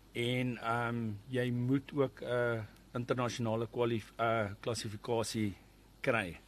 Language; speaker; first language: Afrikaans; native; Afrikaans